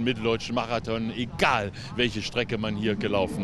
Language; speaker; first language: German; native; German